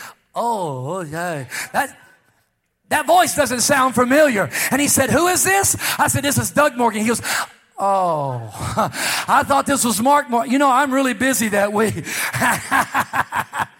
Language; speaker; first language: English; native; English